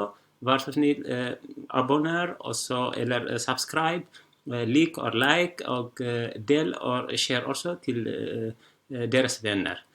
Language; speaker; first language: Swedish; non-native, learner; Tigrinya